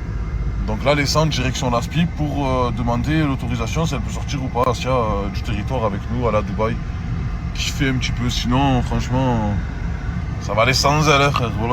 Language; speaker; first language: French; native; French